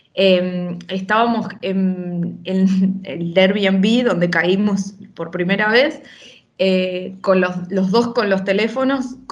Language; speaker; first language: Spanish; native; Spanish